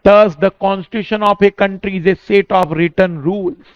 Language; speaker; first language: English; non-native, local second language; Hindi